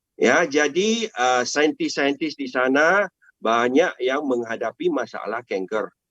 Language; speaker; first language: Malay; non-native, local second language; Chinese